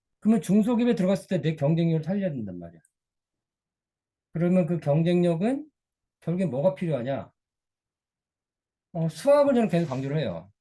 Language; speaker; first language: Korean; native; Korean